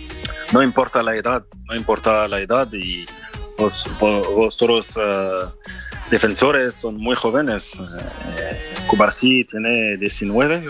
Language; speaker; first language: Spanish; non-native, fluent; French